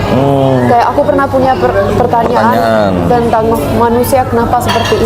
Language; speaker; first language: Indonesian; non-native, fluent; Finnish